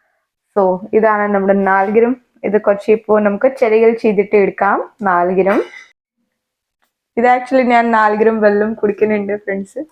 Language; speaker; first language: Malayalam; non-native, learner; Hindi